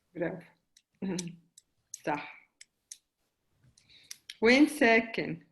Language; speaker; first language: Arabic; native; Arabic